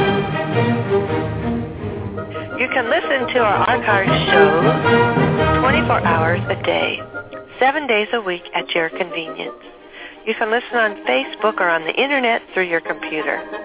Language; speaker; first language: English; native; English